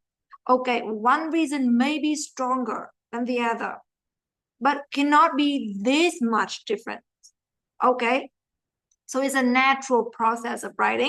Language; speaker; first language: English; non-native, fluent; Vietnamese